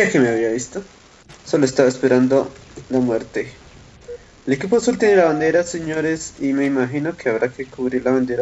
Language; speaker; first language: Spanish; native; Spanish